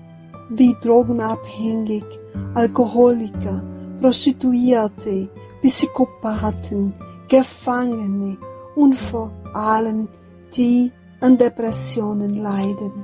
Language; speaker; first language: German; non-native, fluent; Portuguese